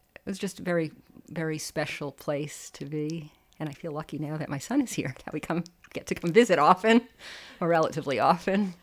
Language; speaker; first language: English; native; English